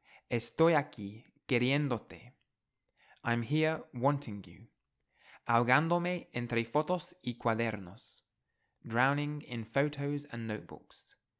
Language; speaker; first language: Spanish; non-native, fluent; English